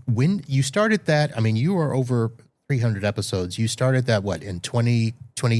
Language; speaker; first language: English; native; English